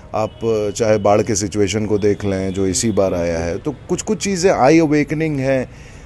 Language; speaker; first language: Hindi; native; Hindi